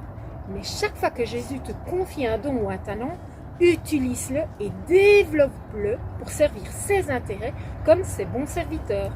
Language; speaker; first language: French; native; French